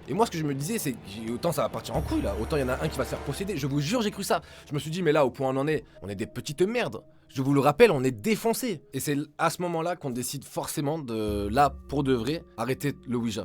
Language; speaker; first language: French; native; French